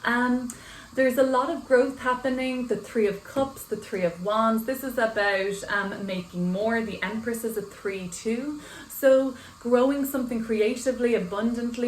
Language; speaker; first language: English; native; English